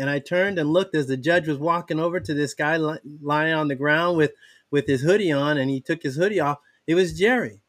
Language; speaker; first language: English; native; English